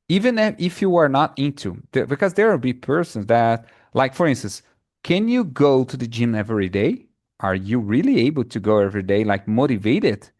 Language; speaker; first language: English; non-native, fluent; Portuguese